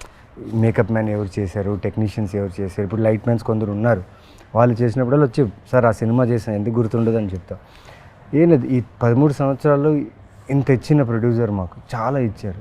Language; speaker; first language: Telugu; native; Telugu